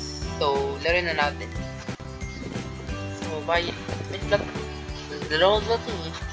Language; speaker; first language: Filipino; native; Filipino